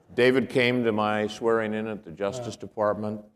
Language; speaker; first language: English; native; English